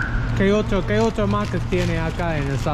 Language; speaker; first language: Spanish; non-native, learner; English